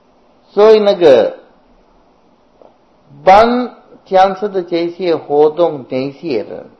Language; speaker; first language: Chinese; non-native, fluent; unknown